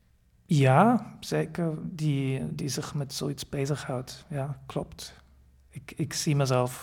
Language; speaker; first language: Dutch; non-native, fluent; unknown